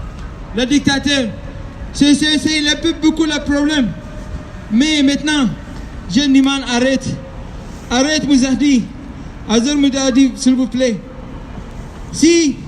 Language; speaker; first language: French; non-native, learner; Tigrinya